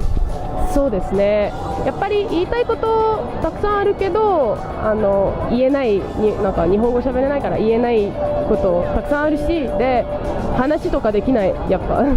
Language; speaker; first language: Japanese; non-native, learner; French